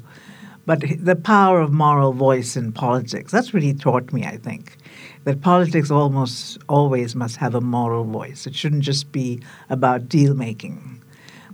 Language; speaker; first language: English; non-native, local second language; Tamil